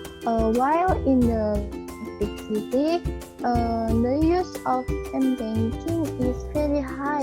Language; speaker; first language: English; non-native, learner; Indonesian